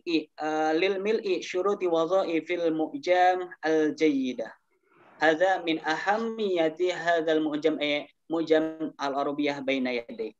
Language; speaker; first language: Arabic; non-native, learner; Indonesian